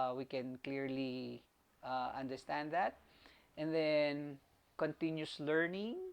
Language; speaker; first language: English; non-native, local second language; Filipino